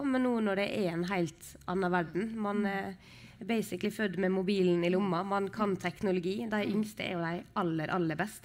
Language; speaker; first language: Norwegian; native; Norwegian